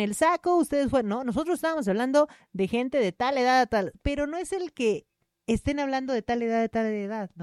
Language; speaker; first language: Spanish; native; Spanish